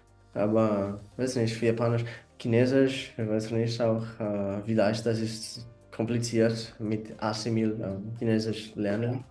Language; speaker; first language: German; non-native, learner; Portuguese